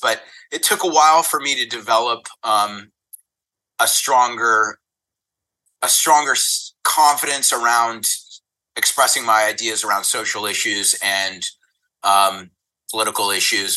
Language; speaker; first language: English; native; English